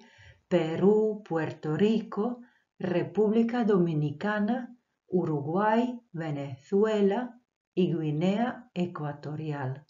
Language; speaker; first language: Spanish; non-native, fluent; Croatian